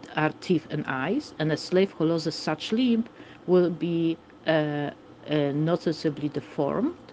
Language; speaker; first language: English; non-native, fluent; Polish